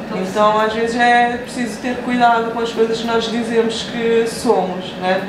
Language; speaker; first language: Portuguese; non-native, local second language; Kabuverdianu